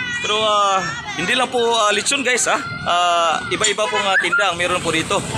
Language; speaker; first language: Filipino; non-native, local second language; Cebuano